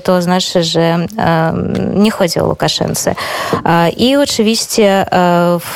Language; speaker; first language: Polish; non-native, fluent; Belarusian